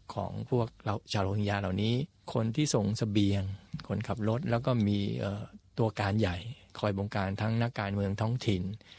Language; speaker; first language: Thai; native; Thai